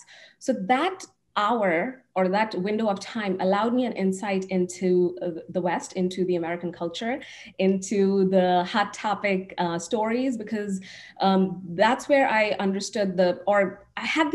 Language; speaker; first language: English; non-native, local second language; Hindi